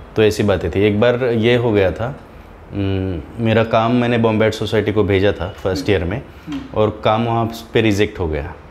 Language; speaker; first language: Hindi; non-native, local second language; Marathi